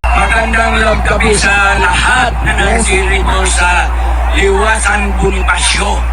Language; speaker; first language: Filipino; non-native, local second language; Hiligaynon